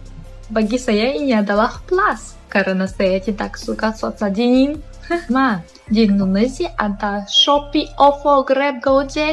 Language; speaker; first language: Indonesian; non-native, learner; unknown